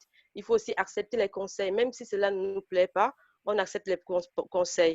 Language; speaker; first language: French; native; French